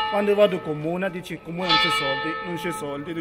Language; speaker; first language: Italian; non-native, learner; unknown